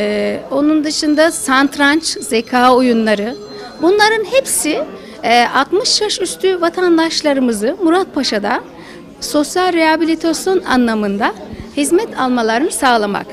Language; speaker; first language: Turkish; native; Turkish